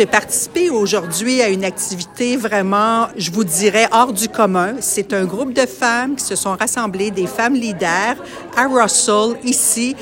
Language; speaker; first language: French; native; French